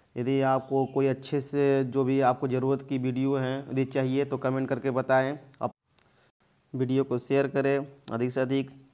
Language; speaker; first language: Hindi; native; Hindi